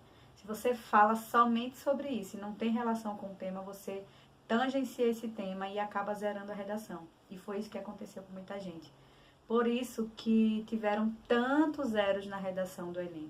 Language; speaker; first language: Portuguese; native; Portuguese